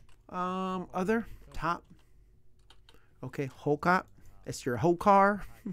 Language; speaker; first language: English; native; English